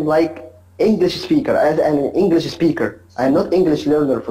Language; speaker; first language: English; non-native, learner; Arabic